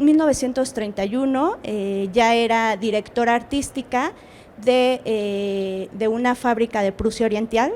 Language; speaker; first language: Spanish; native; Spanish